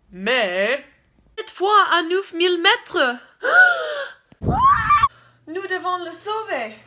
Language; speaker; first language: French; non-native, learner; English